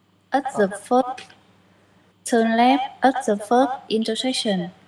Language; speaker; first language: English; non-native, learner; Vietnamese